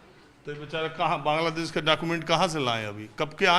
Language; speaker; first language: Hindi; native; Hindi